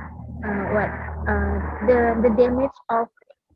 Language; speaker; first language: English; non-native, learner; Indonesian